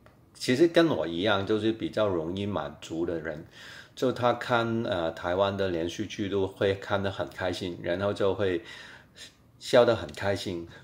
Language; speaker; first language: Chinese; non-native, fluent; Cantonese